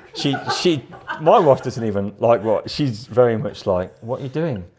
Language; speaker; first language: English; native; English